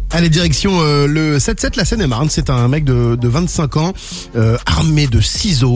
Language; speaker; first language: French; native; French